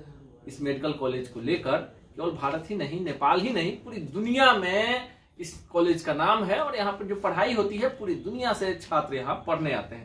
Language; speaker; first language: Hindi; native; Hindi